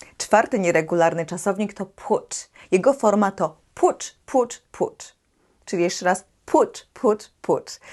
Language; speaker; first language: Polish; native; Polish